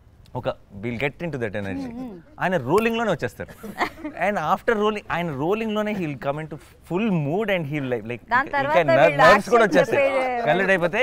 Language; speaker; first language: Telugu; native; Telugu